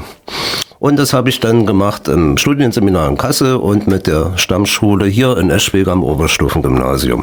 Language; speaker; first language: German; native; German